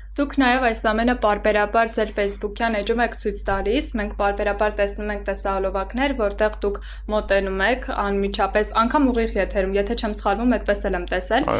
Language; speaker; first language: Armenian; native; Armenian